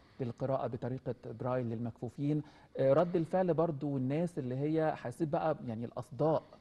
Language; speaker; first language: Arabic; native; Arabic